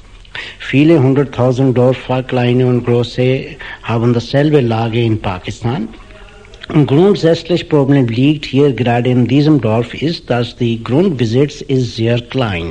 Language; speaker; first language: German; non-native, fluent; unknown